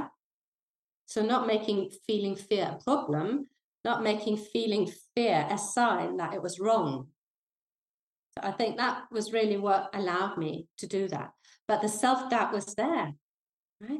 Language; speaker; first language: English; non-native, fluent; Danish